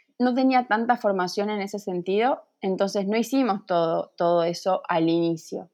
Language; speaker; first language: Spanish; native; Spanish